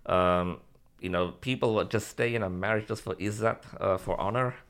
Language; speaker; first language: English; native; English